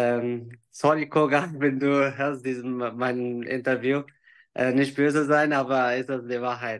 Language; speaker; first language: German; non-native, learner; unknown